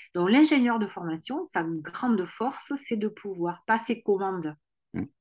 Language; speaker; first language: French; native; French